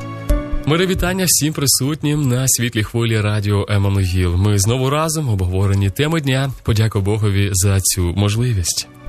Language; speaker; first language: Ukrainian; native; Ukrainian